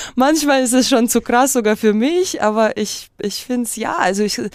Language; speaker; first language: German; non-native, fluent; Russian